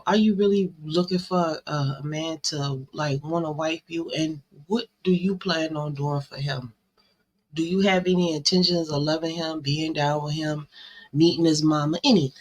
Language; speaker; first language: English; native; English